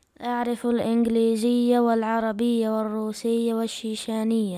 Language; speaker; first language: Arabic; early bilingual, other home language; Chechen